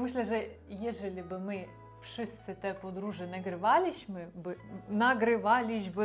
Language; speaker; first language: Polish; non-native, learner; Russian